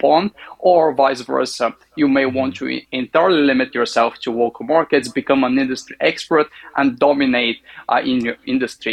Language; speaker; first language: English; non-native, fluent; Bulgarian